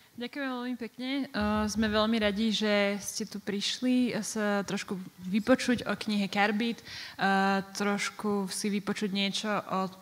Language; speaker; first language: Slovak; native; Slovak